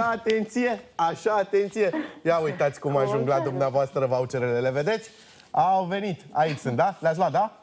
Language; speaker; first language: Romanian; native; Romanian